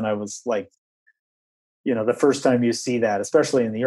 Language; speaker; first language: English; native; English